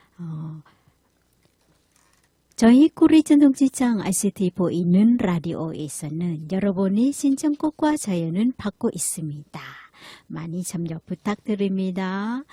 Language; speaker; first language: Korean; non-native, learner; Thai